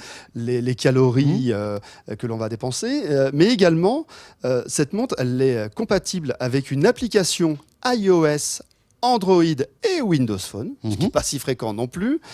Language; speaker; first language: French; native; French